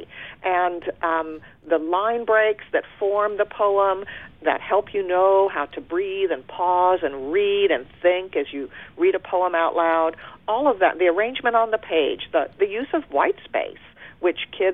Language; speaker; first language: English; early bilingual, other home language; German